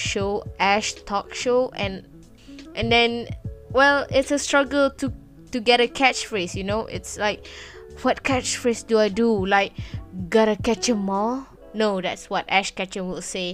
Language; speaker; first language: English; non-native, local second language; Malay